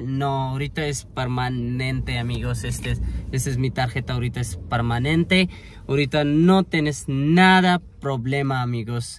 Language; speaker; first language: Spanish; non-native, learner; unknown